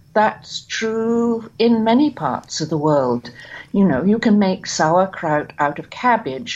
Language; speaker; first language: English; native; English